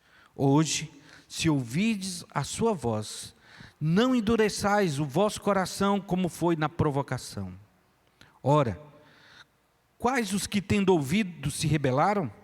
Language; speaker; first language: Portuguese; native; Portuguese